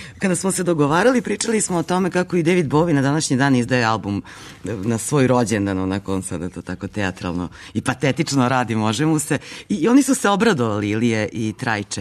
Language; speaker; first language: Serbian; native; Serbian